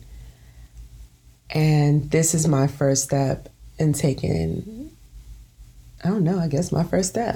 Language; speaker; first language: English; native; English